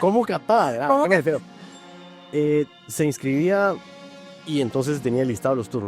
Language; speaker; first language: Spanish; native; Spanish